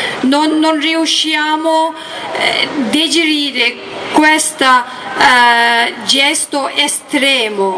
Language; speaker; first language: Italian; non-native, learner; Tibetan